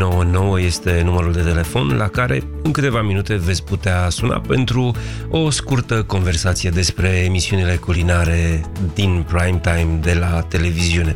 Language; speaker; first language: Romanian; native; Romanian